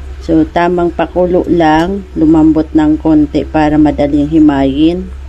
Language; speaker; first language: Filipino; native; Filipino